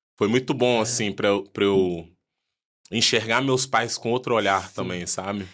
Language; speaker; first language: Portuguese; early bilingual, other home language; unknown